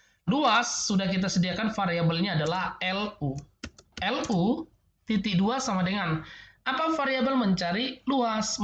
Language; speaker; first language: Indonesian; native; Indonesian